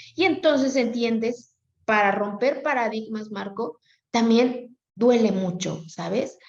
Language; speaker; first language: Spanish; non-native, local second language; Zapotec